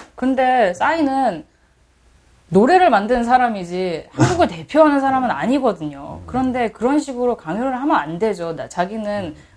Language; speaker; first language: Korean; early bilingual, heritage; Korean